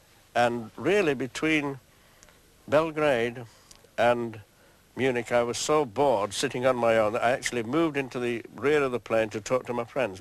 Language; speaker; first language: English; native; English